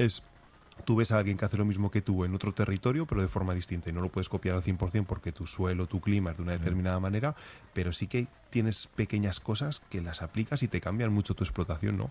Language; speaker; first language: Spanish; native; Spanish